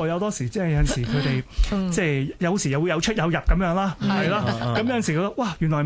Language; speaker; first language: Cantonese; native; Cantonese